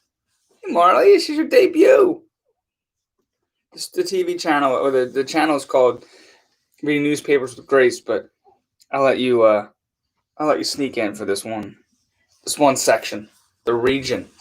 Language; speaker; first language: English; native; English